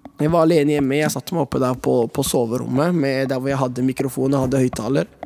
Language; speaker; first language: Norwegian; native; Norwegian